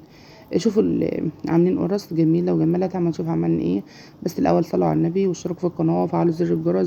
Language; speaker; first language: Arabic; native; Arabic